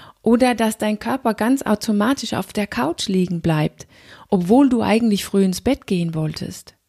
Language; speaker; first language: German; non-native, fluent; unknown